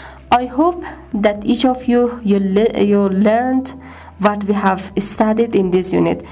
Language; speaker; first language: English; non-native, fluent; Persian